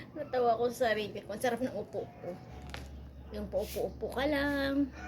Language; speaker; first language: Filipino; non-native, local second language; Cebuano